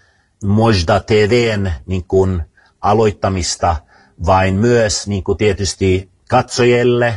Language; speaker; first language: Finnish; non-native, fluent; Swedish